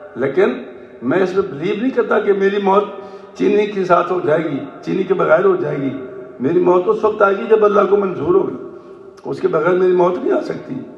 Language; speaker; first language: Urdu; non-native, local second language; Punjabi